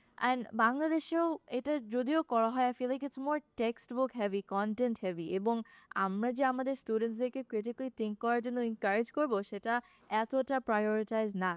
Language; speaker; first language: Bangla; early bilingual, heritage; Bangla